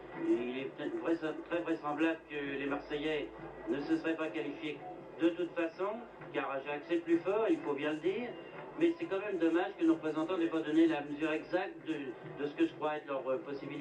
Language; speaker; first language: French; native; French